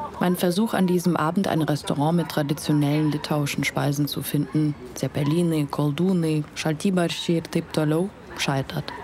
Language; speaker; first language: German; non-native, fluent; Lithuanian